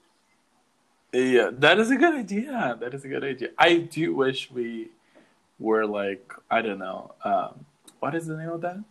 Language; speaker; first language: English; non-native, fluent; Portuguese